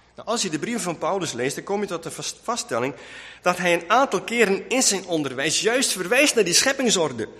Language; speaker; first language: Dutch; non-native, local second language; Western Frisian